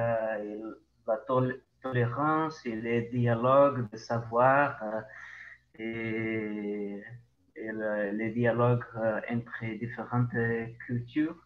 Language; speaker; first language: French; non-native, learner; Portuguese